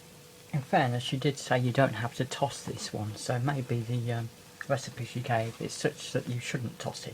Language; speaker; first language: English; native; English